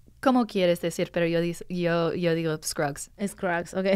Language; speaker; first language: Spanish; non-native, learner; English